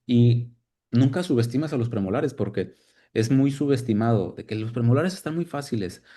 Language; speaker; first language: Spanish; native; Spanish